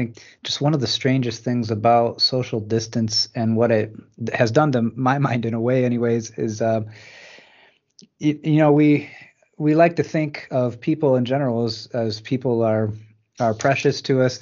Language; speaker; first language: English; native; English